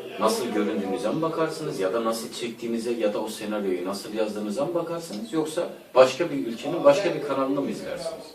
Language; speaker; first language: Turkish; native; Turkish